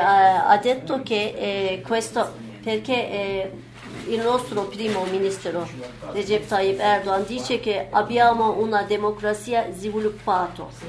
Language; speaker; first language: Italian; non-native, learner; Turkish